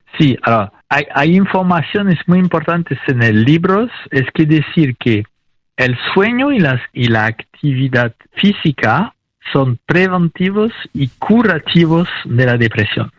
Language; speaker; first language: Spanish; non-native, fluent; French